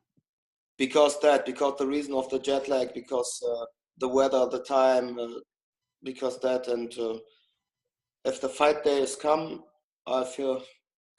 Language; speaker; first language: English; non-native, fluent; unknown